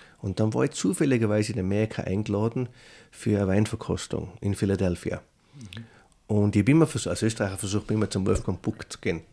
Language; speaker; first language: German; native; German